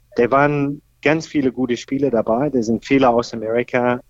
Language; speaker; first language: German; non-native, fluent; English